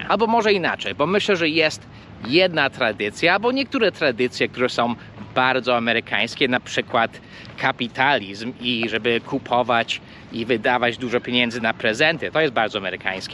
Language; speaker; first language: Polish; early bilingual, heritage; English